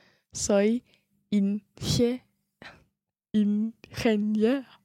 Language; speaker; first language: Spanish; non-native, learner; English